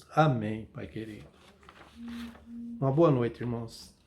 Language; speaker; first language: Portuguese; native; Portuguese